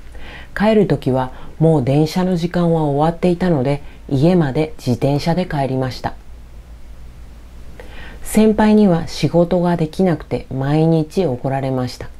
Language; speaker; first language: Japanese; non-native, fluent; Spanish